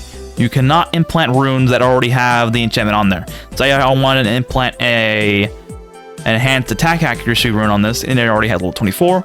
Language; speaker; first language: English; native; English